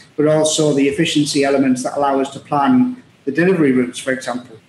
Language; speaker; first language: English; native; English